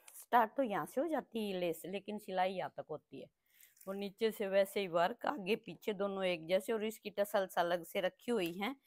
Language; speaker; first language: Hindi; native; Hindi